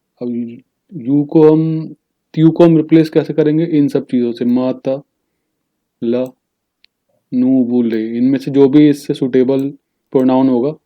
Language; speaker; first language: Hindi; native; Hindi